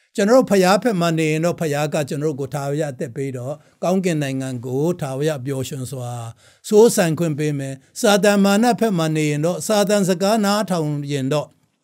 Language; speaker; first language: Burmese; non-native, local second language; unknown